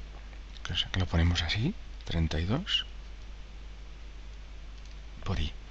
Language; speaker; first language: Spanish; native; Spanish